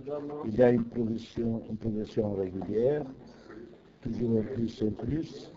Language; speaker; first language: French; non-native, fluent; Italian